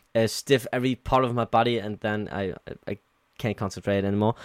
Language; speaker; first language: English; non-native, fluent; German